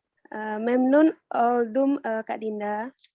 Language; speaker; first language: Turkish; non-native, learner; Indonesian